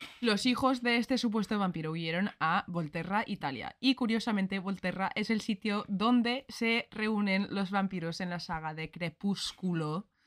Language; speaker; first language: Spanish; early bilingual, other home language; English